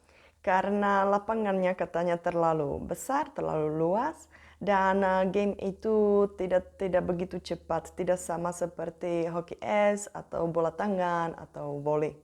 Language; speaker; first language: Indonesian; non-native, fluent; Czech